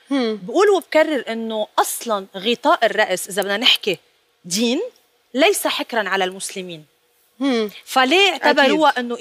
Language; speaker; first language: Arabic; native; Arabic